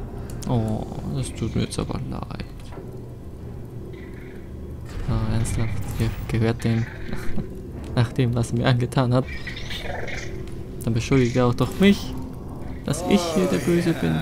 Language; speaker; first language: German; native; German